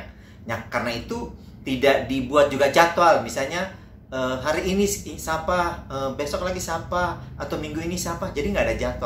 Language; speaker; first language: Indonesian; native; Indonesian